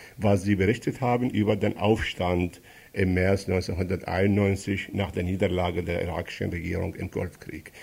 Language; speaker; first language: German; non-native, fluent; Arabic